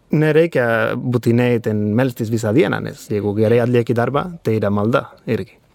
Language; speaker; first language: Lithuanian; non-native, fluent; Spanish